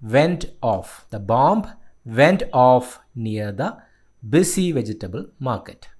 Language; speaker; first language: English; non-native, local second language; Malayalam